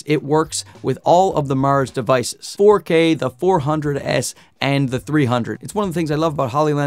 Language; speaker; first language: English; native; English